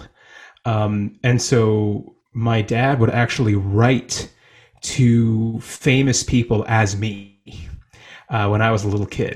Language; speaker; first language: English; native; English